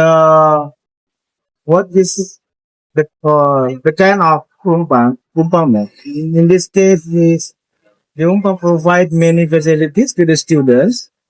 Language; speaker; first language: English; non-native, fluent; Indonesian